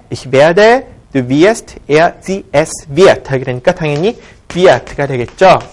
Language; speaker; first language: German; non-native, fluent; Korean